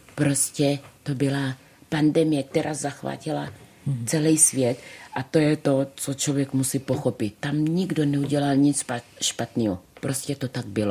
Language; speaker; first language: Czech; early bilingual, other home language; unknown